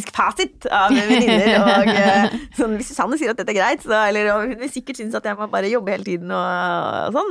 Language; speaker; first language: Norwegian; native; Norwegian